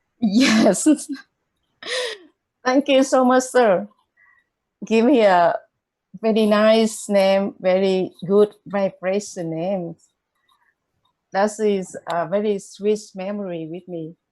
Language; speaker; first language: English; non-native, learner; Vietnamese